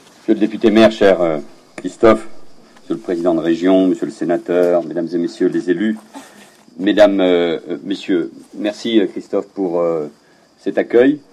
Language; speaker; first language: French; native; French